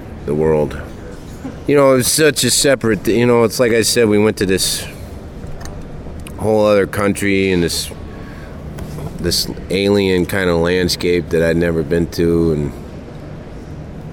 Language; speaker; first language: English; native; English